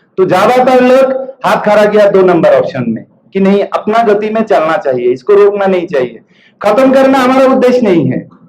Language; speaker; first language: Hindi; non-native, local second language; Bangla